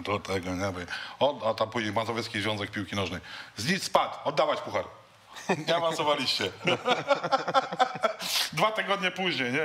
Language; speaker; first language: Polish; native; Polish